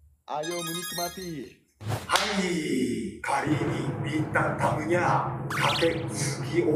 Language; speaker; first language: Indonesian; non-native, fluent; Japanese